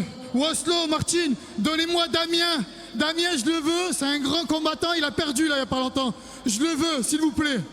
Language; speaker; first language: French; native; French